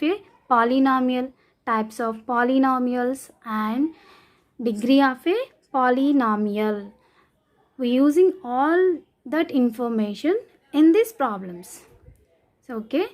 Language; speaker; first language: English; non-native, local second language; Telugu